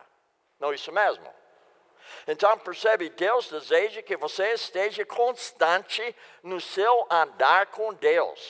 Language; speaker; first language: Portuguese; non-native, fluent; English